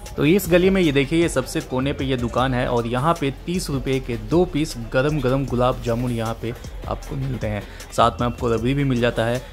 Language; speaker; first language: Hindi; native; Hindi